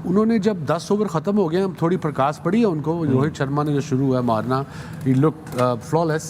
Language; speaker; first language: Urdu; native; Urdu